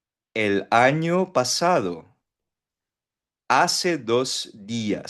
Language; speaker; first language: Spanish; non-native, fluent; Filipino